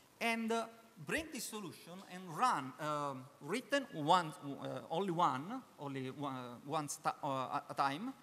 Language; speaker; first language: English; non-native, learner; Italian